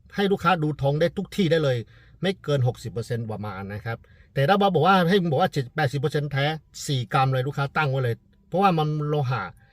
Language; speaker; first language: Thai; non-native, fluent; Chinese